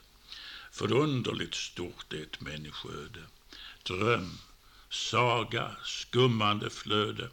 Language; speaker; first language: Swedish; native; Swedish